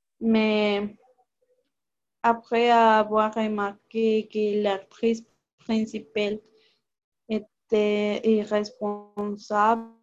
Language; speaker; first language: French; non-native, learner; Spanish